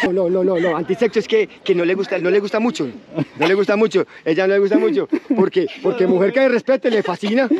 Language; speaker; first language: Spanish; native; Spanish